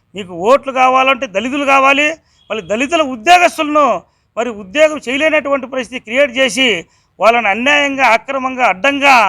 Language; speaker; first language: Telugu; native; Telugu